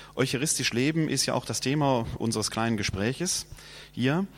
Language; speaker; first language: German; native; German